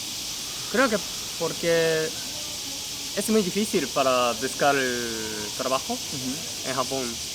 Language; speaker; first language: Spanish; non-native, learner; Japanese